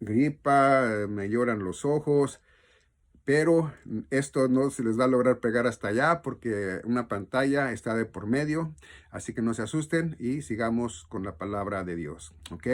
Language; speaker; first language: Spanish; native; Spanish